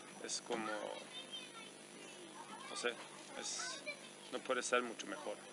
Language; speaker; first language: Spanish; non-native, fluent; Swedish